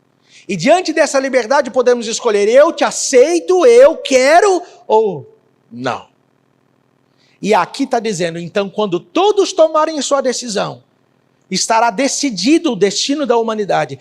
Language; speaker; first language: Portuguese; native; Portuguese